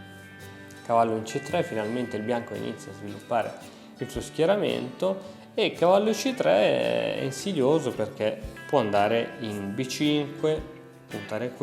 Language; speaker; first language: Italian; native; Italian